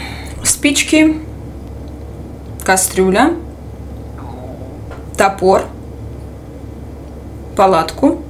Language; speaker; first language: Russian; native; Russian